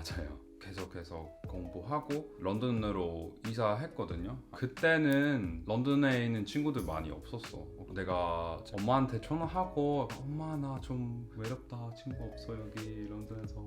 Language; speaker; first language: Korean; non-native, fluent; English